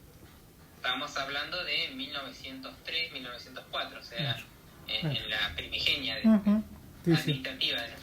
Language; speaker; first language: Spanish; native; Spanish